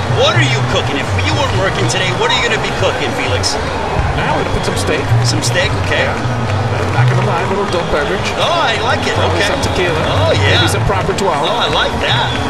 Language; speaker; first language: English; native; English